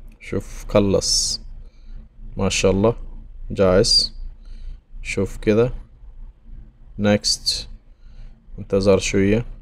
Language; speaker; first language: Arabic; non-native, learner; Bangla